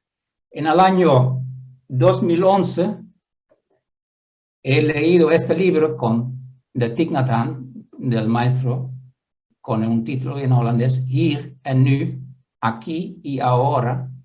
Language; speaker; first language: Spanish; non-native, fluent; Dutch